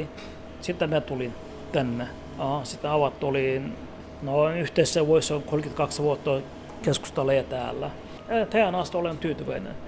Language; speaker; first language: Finnish; non-native, learner; Turkish